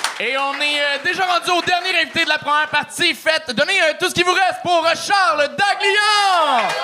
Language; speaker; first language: French; native; French